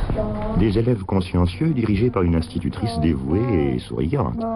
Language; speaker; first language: French; native; French